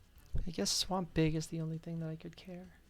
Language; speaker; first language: English; native; English